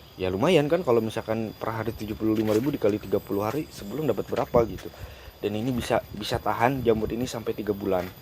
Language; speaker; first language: Indonesian; native; Indonesian